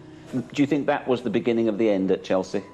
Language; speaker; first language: English; native; English